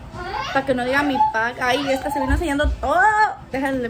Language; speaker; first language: Spanish; early bilingual, heritage; Spanish